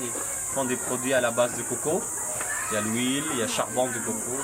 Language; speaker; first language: French; non-native, fluent; Indonesian